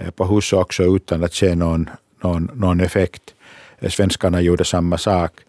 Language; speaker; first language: Swedish; non-native, local second language; Finnish